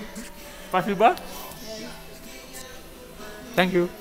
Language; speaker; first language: English; non-native, learner; Indonesian